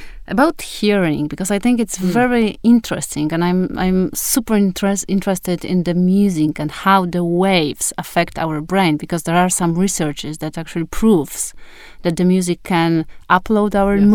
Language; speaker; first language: English; non-native, fluent; Polish